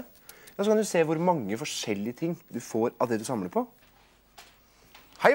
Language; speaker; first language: Norwegian; native; Norwegian